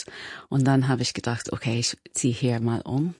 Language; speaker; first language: German; non-native, learner; English